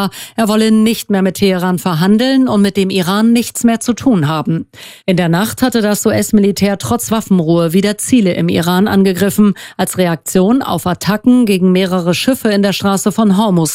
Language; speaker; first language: German; native; German